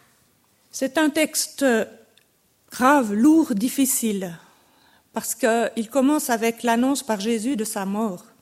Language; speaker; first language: French; native; French